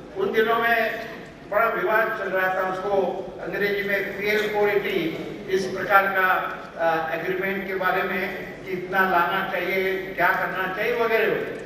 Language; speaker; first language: Hindi; non-native, local second language; Marathi